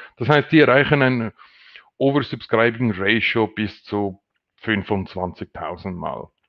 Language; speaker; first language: German; non-native, local second language; French